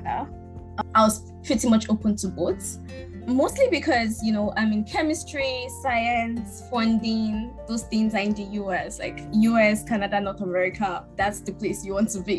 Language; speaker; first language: English; non-native, local second language; Yoruba